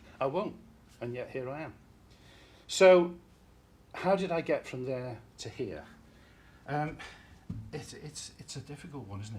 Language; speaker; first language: English; native; English